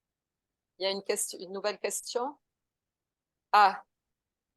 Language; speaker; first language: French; non-native, learner; Portuguese